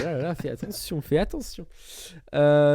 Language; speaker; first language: French; native; French